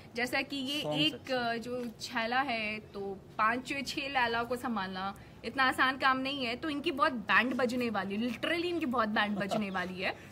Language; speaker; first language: Hindi; native; Hindi